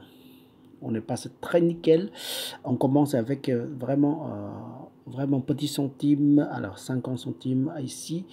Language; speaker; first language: French; non-native, fluent; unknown